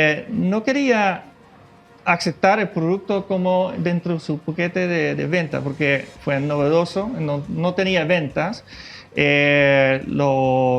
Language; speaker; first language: Spanish; non-native, fluent; Dutch